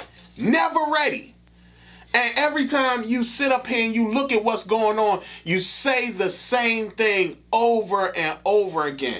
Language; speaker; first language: English; native; English